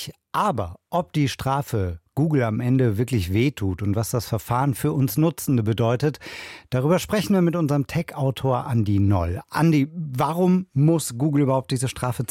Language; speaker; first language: German; native; German